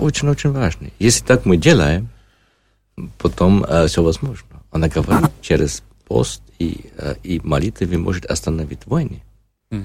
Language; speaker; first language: Russian; non-native, learner; German